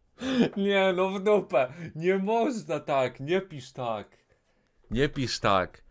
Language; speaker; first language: Polish; native; Polish